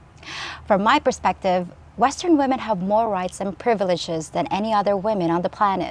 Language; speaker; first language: English; native; English